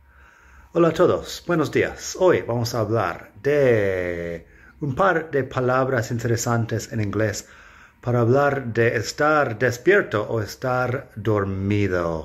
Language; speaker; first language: Spanish; non-native, fluent; English